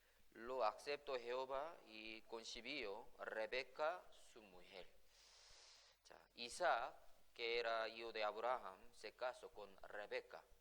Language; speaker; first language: Spanish; non-native, fluent; Korean